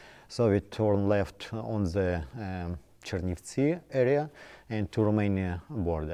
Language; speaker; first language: English; non-native, learner; Ukrainian